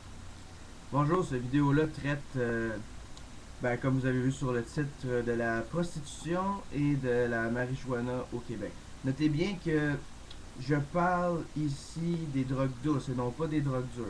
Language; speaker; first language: French; native; French